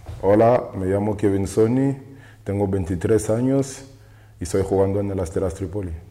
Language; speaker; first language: Spanish; non-native, learner; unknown